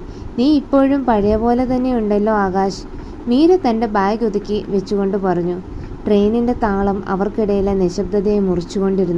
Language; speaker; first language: Malayalam; native; Malayalam